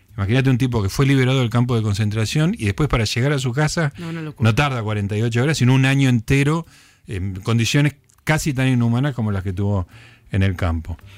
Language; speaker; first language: Spanish; native; Spanish